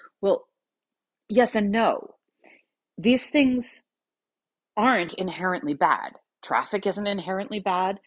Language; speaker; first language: English; native; English